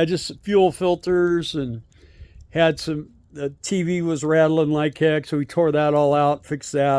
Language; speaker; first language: English; native; English